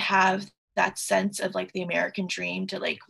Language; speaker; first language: English; early bilingual, other home language; Chinese